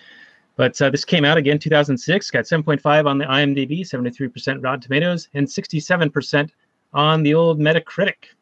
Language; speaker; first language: English; native; English